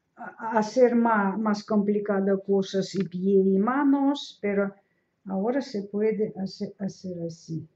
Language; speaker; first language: Spanish; non-native, learner; Russian